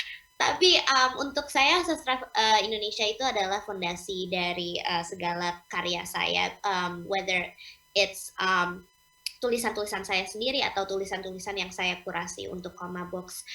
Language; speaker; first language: Indonesian; non-native, local second language; English